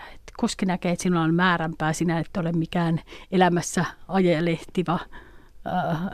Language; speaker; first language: Finnish; native; Finnish